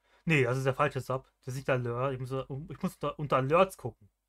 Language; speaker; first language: German; native; German